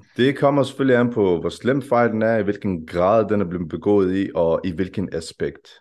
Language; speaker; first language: Danish; early bilingual, other home language; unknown